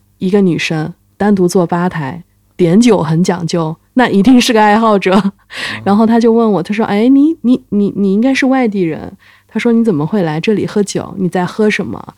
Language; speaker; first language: Chinese; native; Chinese